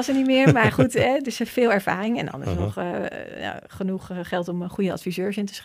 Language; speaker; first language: Dutch; native; Dutch